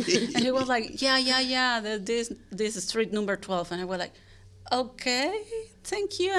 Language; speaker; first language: English; non-native, fluent; Spanish